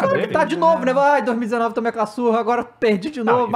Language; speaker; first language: Portuguese; native; Portuguese